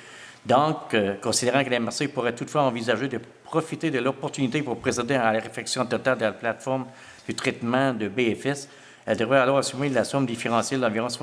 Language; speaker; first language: French; native; French